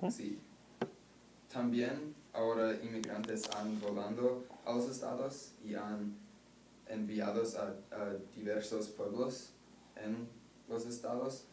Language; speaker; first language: Spanish; non-native, learner; English